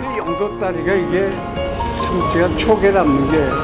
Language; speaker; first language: Korean; native; Korean